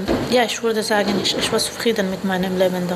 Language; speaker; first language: German; non-native, fluent; Persian